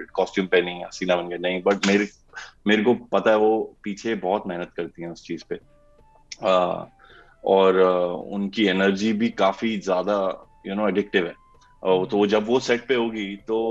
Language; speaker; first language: Hindi; native; Hindi